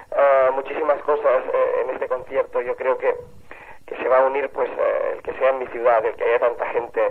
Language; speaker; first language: Spanish; native; Spanish